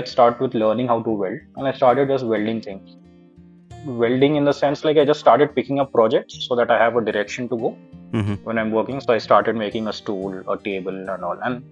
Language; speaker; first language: English; non-native, local second language; Urdu